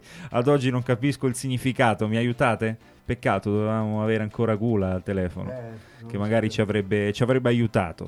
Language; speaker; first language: Italian; native; Italian